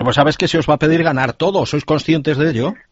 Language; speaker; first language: Spanish; native; Spanish